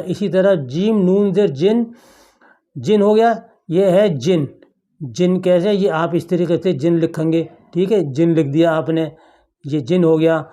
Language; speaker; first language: Hindi; native; Hindi